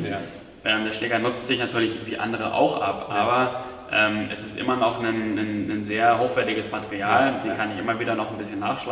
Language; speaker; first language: German; native; German